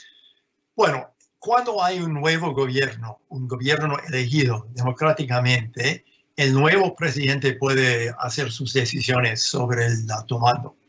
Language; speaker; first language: Spanish; non-native, fluent; English